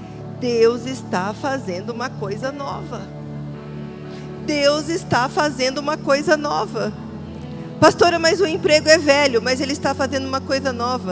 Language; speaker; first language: Portuguese; native; Portuguese